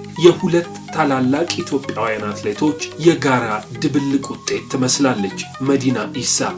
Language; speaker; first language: Amharic; native; Amharic